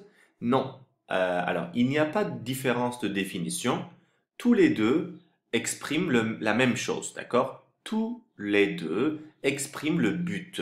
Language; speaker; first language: French; non-native, fluent; Turkish